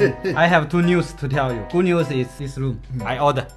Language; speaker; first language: English; non-native, learner; Chinese